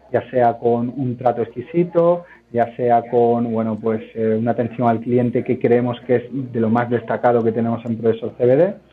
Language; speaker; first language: Spanish; native; Spanish